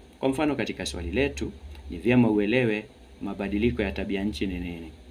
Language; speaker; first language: Swahili; non-native, local second language; Kikuyu